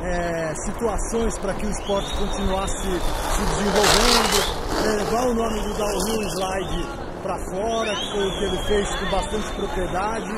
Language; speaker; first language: Portuguese; native; Portuguese